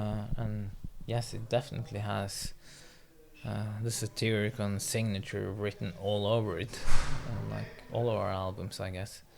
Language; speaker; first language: English; non-native, fluent; Norwegian